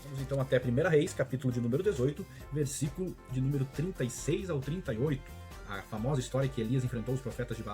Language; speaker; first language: Portuguese; native; Portuguese